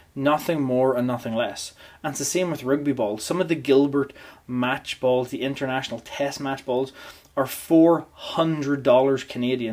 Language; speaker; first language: English; native; English